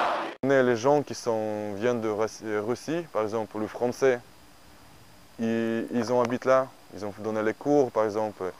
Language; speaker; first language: French; non-native, learner; Ukrainian